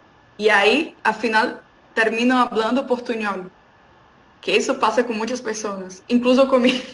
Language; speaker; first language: Spanish; non-native, fluent; Portuguese